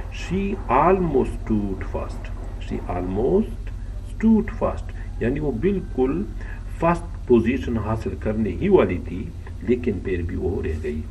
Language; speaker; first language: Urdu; non-native, local second language; Pashto